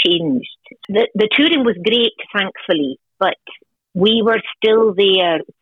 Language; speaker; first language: English; native; English